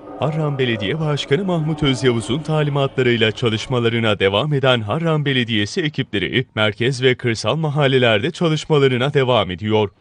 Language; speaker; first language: Turkish; native; Turkish